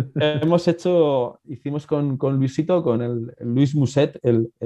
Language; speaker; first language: Spanish; native; Spanish